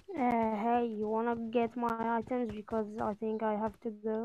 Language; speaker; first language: English; non-native, learner; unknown